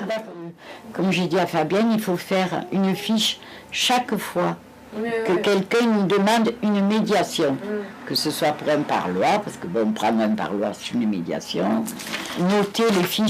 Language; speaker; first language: French; native; French